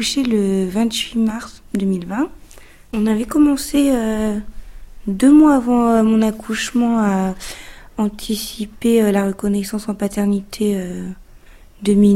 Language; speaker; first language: French; native; French